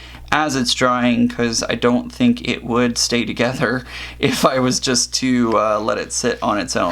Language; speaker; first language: English; native; English